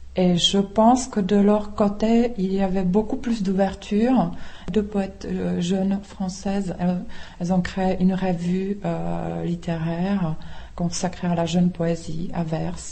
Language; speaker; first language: French; non-native, fluent; Czech